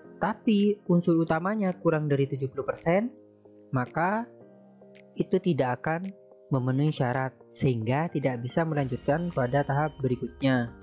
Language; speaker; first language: Indonesian; native; Indonesian